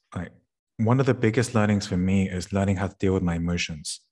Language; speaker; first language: English; native; English